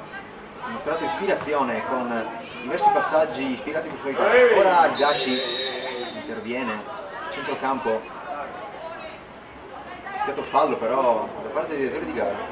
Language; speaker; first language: Italian; native; Italian